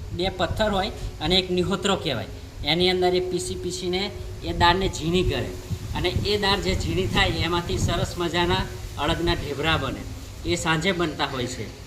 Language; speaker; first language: Gujarati; non-native, local second language; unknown